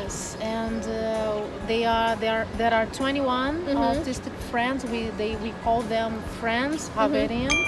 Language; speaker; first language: English; non-native, learner; Portuguese